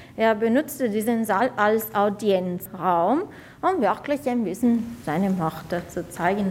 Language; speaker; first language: German; non-native, fluent; Italian